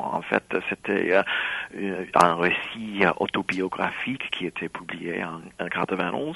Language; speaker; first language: French; non-native, fluent; English